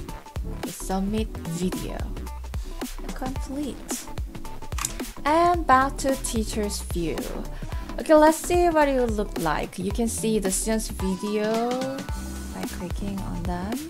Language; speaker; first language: English; non-native, fluent; Korean